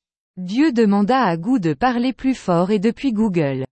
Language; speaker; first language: French; native; French